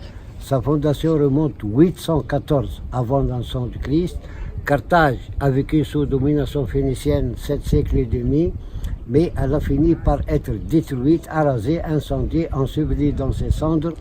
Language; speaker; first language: French; non-native, local second language; Arabic